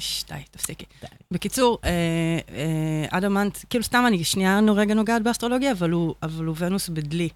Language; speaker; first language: Hebrew; native; Hebrew